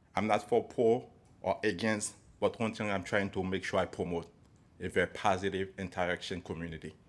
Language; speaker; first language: English; non-native, fluent; Haitian Creole